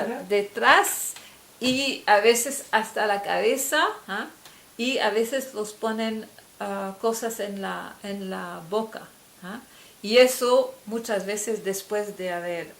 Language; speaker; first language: Spanish; non-native, fluent; French